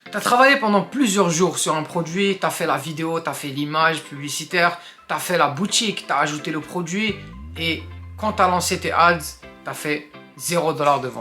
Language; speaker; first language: French; native; French